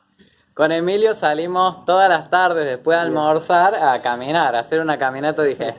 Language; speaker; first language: Spanish; native; Spanish